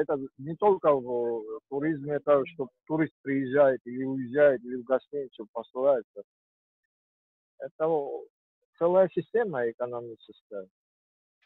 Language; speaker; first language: Russian; non-native, fluent; Georgian